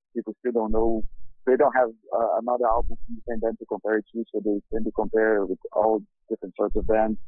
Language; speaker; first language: English; non-native, fluent; Portuguese